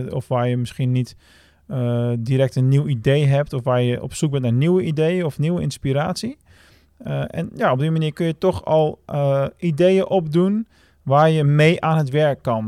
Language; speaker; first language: Dutch; native; Dutch